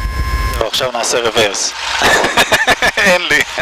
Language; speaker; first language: Hebrew; native; Hebrew